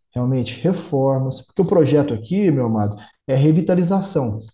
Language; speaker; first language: Portuguese; native; Portuguese